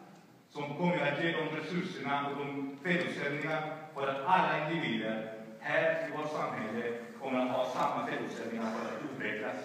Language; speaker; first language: Swedish; non-native, fluent; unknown